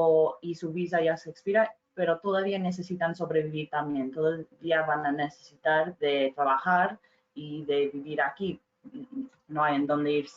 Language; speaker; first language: Spanish; non-native, fluent; English